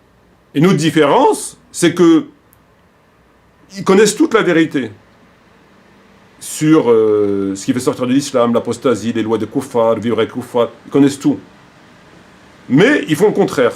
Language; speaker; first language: French; native; French